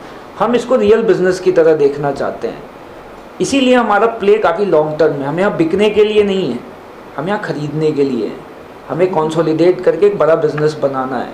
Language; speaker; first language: Hindi; native; Hindi